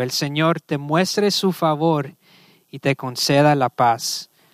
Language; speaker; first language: Spanish; early bilingual, heritage; Spanish